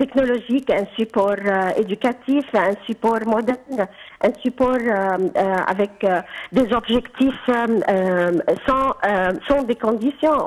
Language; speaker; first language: French; non-native, fluent; Arabic